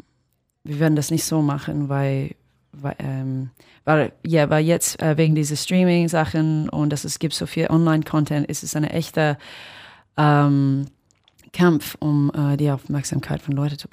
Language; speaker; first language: German; non-native, fluent; English